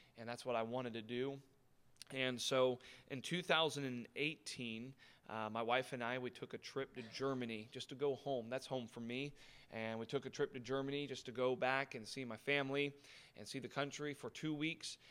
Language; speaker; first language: English; early bilingual, other home language; German